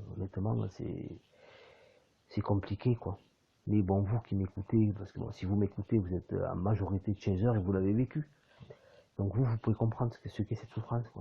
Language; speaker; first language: French; native; French